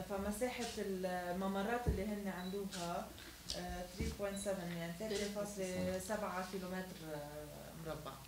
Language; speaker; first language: Arabic; native; Arabic